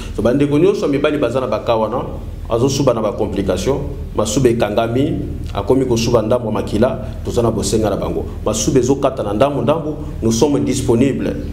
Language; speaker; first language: Lingala; non-native, local second language; Kituba (Democratic Republic of Congo)